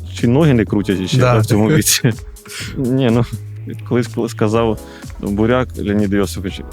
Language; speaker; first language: Ukrainian; native; Ukrainian